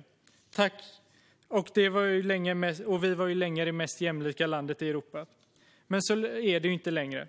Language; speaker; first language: Swedish; native; Swedish